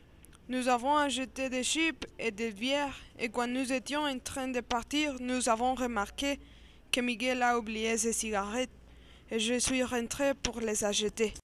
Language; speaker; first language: French; non-native, learner; Spanish